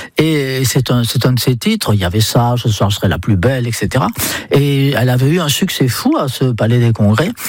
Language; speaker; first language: French; non-native, fluent; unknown